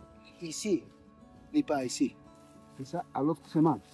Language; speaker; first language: French; non-native, learner; Aymara